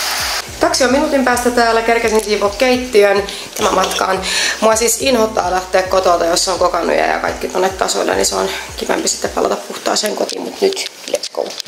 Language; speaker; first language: Finnish; native; Finnish